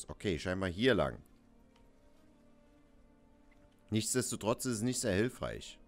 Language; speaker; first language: German; native; German